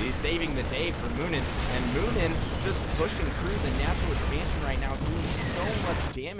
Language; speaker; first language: English; native; English